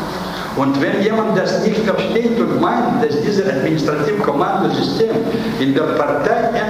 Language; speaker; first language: German; non-native, fluent; Russian